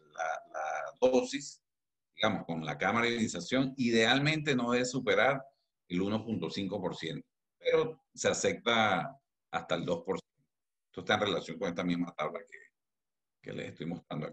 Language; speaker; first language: Spanish; native; Spanish